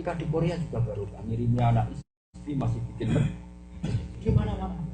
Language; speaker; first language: Indonesian; native; Indonesian